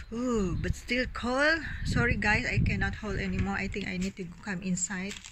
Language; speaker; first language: English; non-native, learner; Indonesian